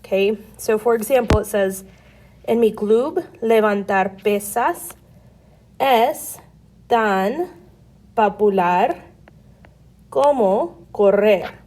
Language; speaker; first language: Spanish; non-native, fluent; English